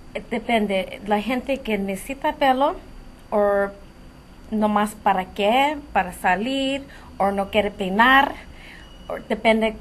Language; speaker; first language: Spanish; early bilingual, heritage; Spanish